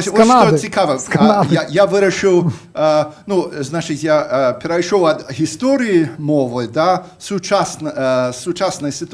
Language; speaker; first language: Belarusian; non-native, fluent; English